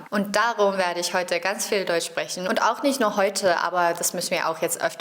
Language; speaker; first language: German; early bilingual, heritage; Norwegian